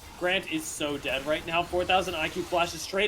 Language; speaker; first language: English; native; English